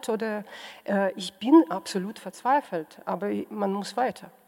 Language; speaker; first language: German; non-native, fluent; Russian